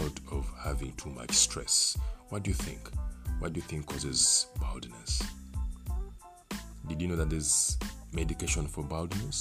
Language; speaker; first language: English; non-native, local second language; Ganda